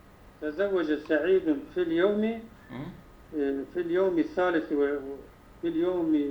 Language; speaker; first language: Arabic; non-native, learner; Turkish